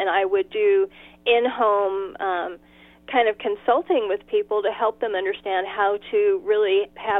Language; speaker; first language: English; native; English